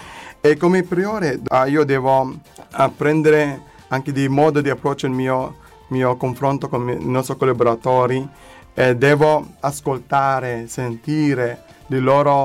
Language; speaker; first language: Italian; non-native, learner; Filipino